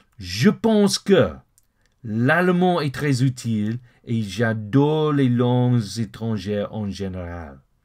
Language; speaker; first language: French; non-native, fluent; English